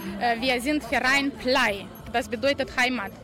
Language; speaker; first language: German; non-native, learner; Romanian